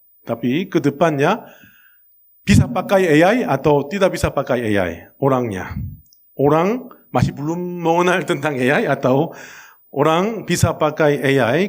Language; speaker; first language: Indonesian; non-native, fluent; Korean